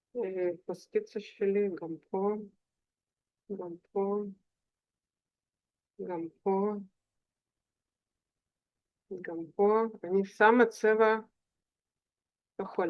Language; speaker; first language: Hebrew; non-native, fluent; Russian